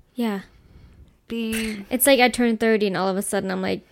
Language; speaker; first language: English; non-native, fluent; German